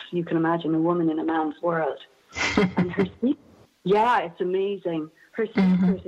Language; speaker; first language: English; native; English